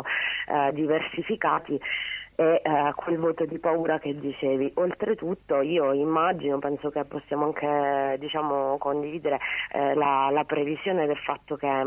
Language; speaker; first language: Italian; native; Italian